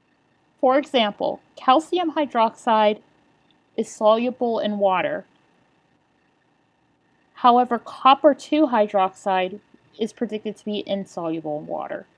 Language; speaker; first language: English; native; English